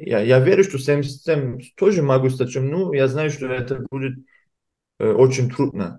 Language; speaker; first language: Russian; early bilingual, heritage; Kumyk